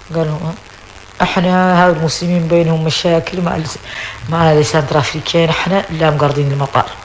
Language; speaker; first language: Arabic; early bilingual, heritage; Arabic